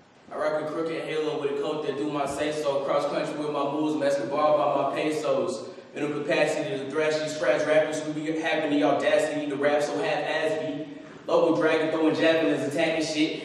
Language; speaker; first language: English; native; English